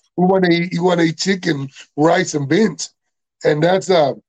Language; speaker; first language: English; non-native, learner; Spanish